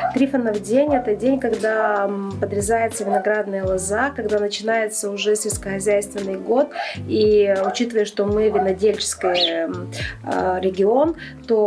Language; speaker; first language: Russian; non-native, local second language; Bulgarian